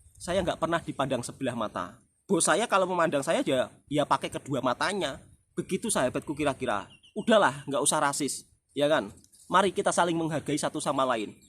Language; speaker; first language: Indonesian; native; Indonesian